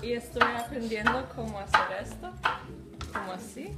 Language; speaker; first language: Spanish; non-native, learner; English